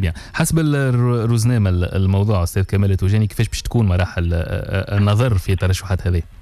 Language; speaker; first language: Arabic; native; Arabic